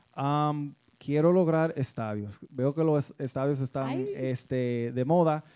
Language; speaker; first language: Spanish; early bilingual, heritage; Spanish